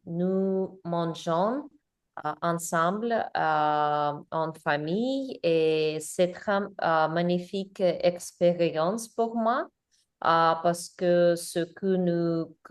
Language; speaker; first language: French; non-native, learner; English